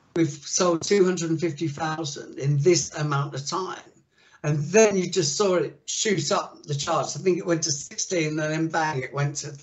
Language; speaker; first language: English; native; English